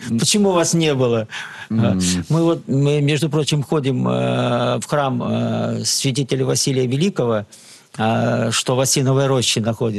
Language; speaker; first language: Russian; native; Russian